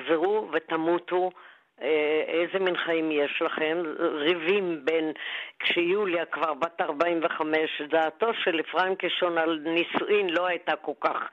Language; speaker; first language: Hebrew; non-native, local second language; German